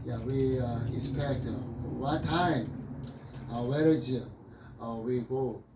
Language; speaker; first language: English; non-native, learner; Korean